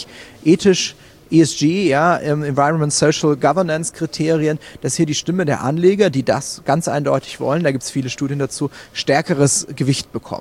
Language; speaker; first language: German; native; German